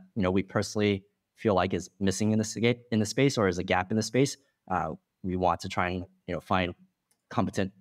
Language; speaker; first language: English; non-native, fluent; Chinese